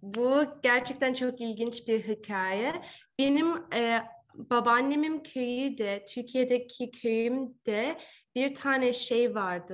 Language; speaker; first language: Turkish; early bilingual, heritage; Turkish